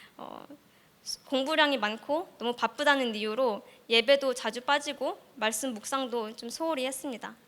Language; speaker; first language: Korean; early bilingual, heritage; Korean